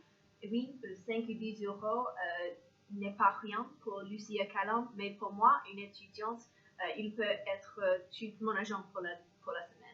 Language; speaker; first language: French; non-native, learner; English